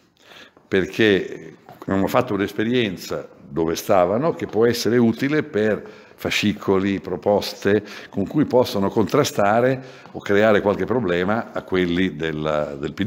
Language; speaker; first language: Italian; native; Italian